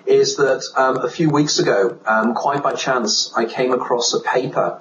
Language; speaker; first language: English; native; English